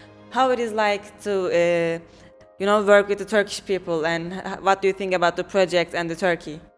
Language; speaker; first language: English; non-native, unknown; Turkish